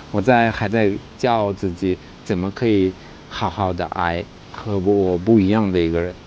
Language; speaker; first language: Chinese; non-native, fluent; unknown